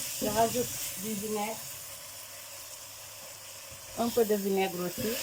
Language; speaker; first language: French; non-native, local second language; Wolof